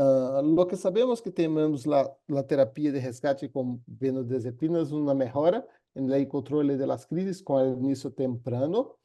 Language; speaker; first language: Spanish; non-native, fluent; Portuguese